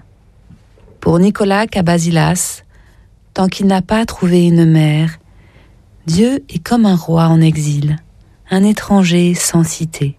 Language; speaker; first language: French; native; French